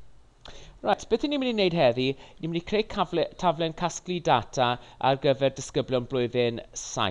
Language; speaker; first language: Welsh; non-native, local second language; English